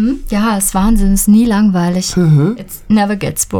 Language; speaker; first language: German; native; German